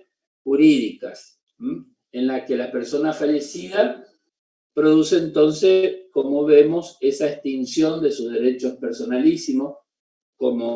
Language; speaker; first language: Spanish; native; Spanish